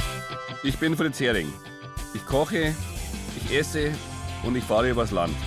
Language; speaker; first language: German; native; German